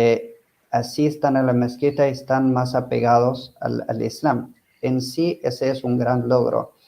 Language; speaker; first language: Spanish; non-native, fluent; Arabic